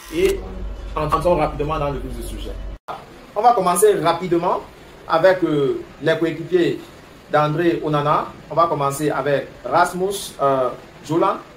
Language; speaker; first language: French; native; French